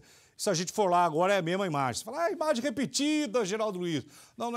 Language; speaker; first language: Portuguese; native; Portuguese